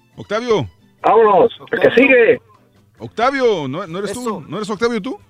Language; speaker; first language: Spanish; native; Spanish